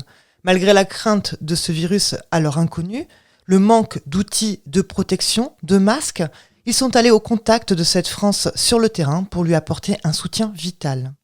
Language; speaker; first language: French; native; French